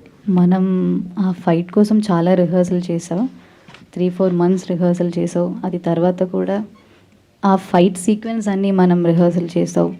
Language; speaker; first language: Telugu; non-native, learner; Malayalam